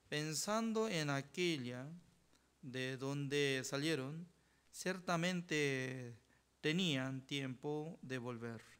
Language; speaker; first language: Spanish; non-native, fluent; Korean